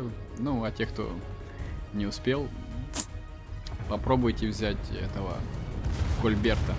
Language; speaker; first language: Russian; native; Russian